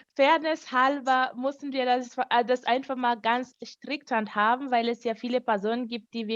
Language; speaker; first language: German; native; German